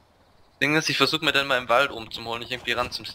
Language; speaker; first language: German; native; German